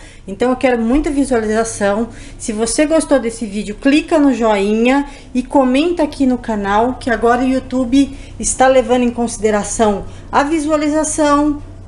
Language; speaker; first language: Portuguese; native; Portuguese